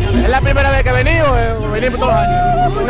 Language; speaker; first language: Spanish; native; Spanish